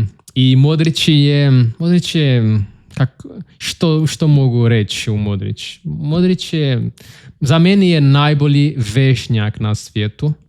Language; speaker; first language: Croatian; non-native, learner; Portuguese